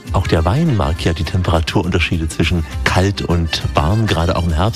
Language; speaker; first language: German; native; German